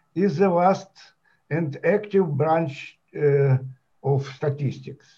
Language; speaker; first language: English; non-native, fluent; Ukrainian